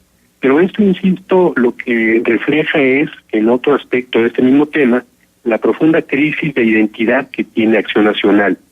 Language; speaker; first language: Spanish; native; Spanish